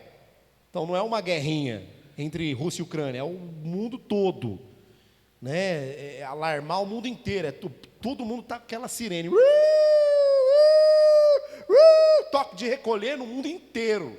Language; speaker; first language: Portuguese; native; Portuguese